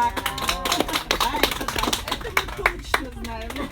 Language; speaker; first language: Russian; non-native, learner; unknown